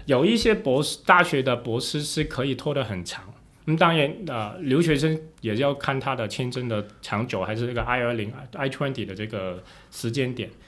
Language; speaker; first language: Chinese; non-native, local second language; Cantonese